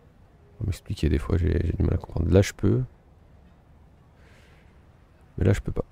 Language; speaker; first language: French; native; French